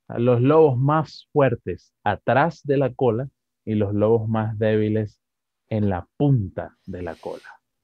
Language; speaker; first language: Spanish; native; Spanish